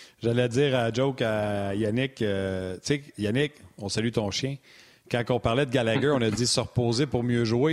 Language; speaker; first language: French; native; French